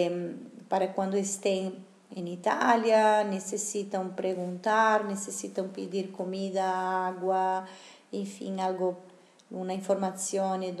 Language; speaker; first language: Spanish; non-native, fluent; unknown